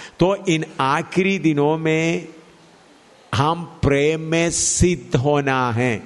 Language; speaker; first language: Hindi; non-native, local second language; Malayalam